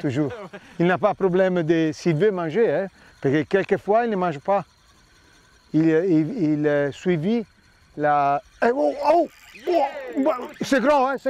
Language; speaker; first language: French; non-native, fluent; Italian